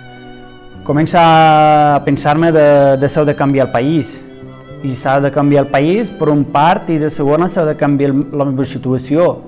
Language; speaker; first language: Catalan; non-native, learner; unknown